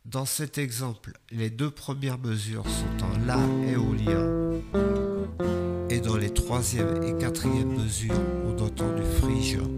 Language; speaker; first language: French; native; French